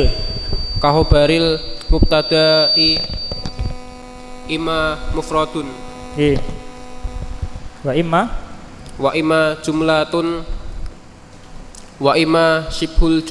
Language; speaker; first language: Arabic; non-native, learner; Indonesian